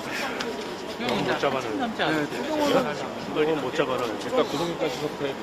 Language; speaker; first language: Korean; native; Korean